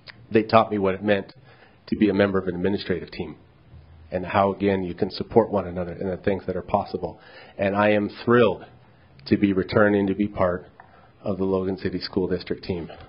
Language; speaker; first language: English; native; English